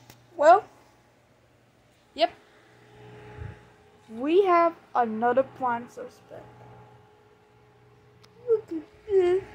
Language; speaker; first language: English; native; English